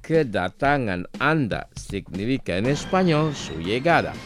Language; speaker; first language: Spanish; non-native, fluent; Indonesian